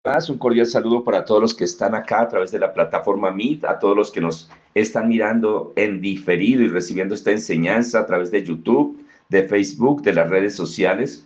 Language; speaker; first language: Spanish; native; Spanish